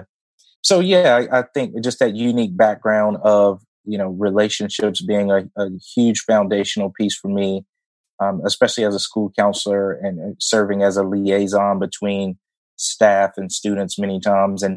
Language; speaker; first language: English; native; English